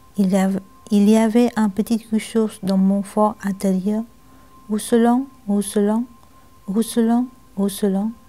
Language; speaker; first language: French; non-native, learner; Vietnamese